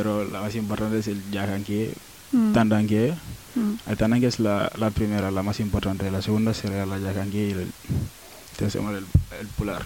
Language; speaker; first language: Spanish; non-native, learner; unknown